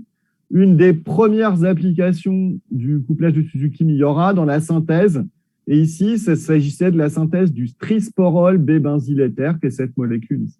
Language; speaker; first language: French; native; French